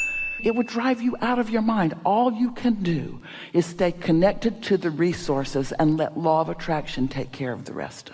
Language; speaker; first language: English; native; English